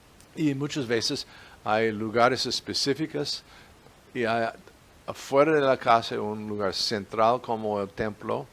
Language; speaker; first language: Spanish; non-native, fluent; English